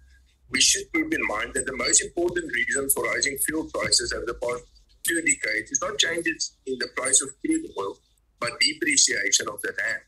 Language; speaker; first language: English; non-native, local second language; Afrikaans